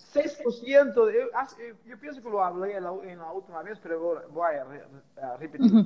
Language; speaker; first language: Spanish; non-native, fluent; Portuguese